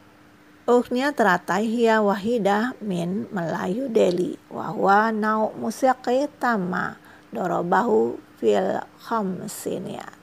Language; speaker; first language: Arabic; non-native, fluent; Indonesian